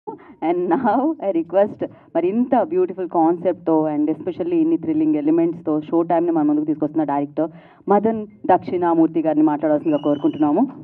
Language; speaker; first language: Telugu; native; Telugu